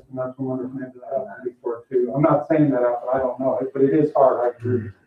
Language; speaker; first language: English; native; English